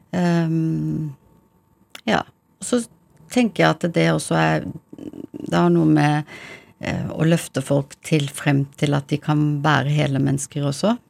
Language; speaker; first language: Norwegian; early bilingual, heritage; English